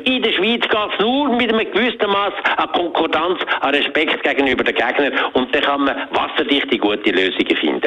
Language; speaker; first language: German; native; German